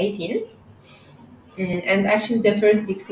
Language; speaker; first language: English; non-native, fluent; Polish